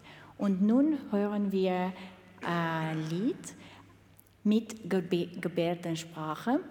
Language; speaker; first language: German; non-native, learner; Armenian